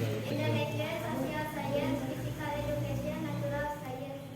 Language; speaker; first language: English; non-native, learner; Indonesian